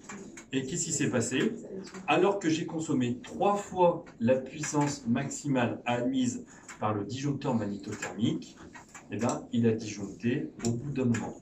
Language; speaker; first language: French; native; French